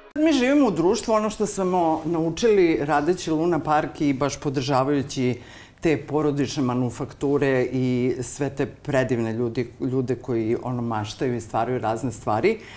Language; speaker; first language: Bosnian; native; Bosnian